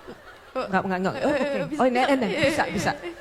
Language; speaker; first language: Indonesian; native; Indonesian